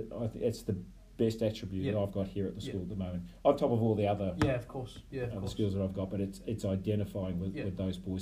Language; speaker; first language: English; native; English